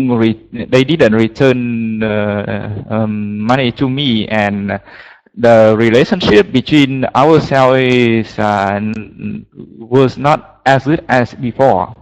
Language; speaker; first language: English; non-native, learner; Vietnamese